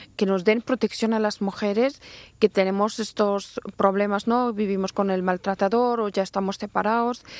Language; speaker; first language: Spanish; non-native, fluent; Persian